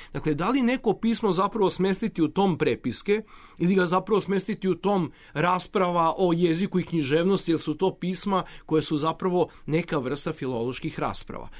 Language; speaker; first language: Serbian; native; Serbian